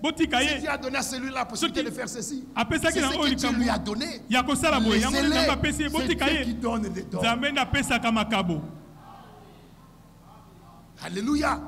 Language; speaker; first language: French; non-native, local second language; Lingala